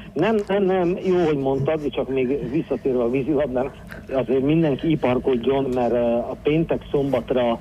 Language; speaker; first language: Hungarian; native; Hungarian